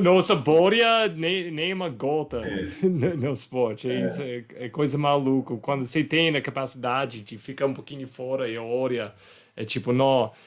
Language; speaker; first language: Portuguese; non-native, fluent; English